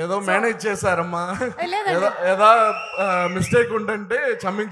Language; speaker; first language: Telugu; non-native, learner; Tamil